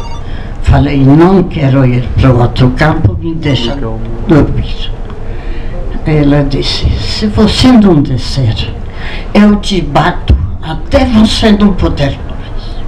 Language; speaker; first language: Portuguese; non-native, fluent; Polish